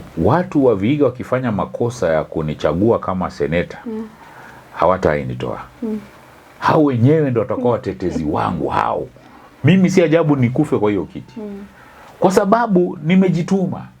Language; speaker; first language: Swahili; non-native, local second language; Luyia